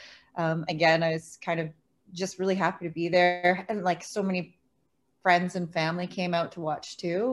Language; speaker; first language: English; native; English